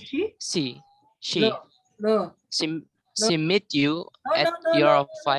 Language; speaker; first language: English; non-native, learner; Indonesian